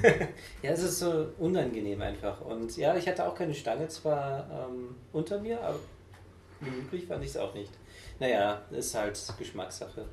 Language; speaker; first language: German; native; German